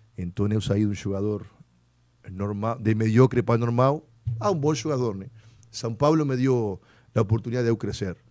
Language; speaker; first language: Spanish; native; Spanish